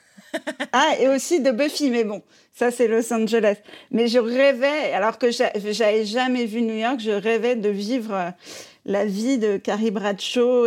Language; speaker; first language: French; native; French